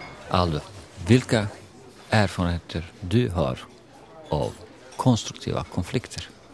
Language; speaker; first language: Swedish; non-native, fluent; Bosnian